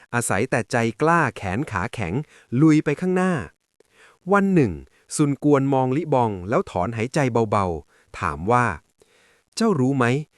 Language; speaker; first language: Thai; native; Thai